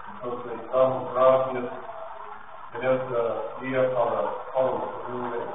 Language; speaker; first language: Spanish; non-native, learner; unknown